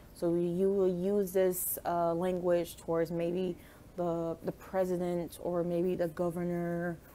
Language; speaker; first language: English; native; English